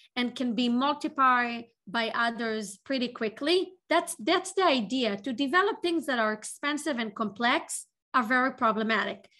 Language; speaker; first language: English; non-native, fluent; Hebrew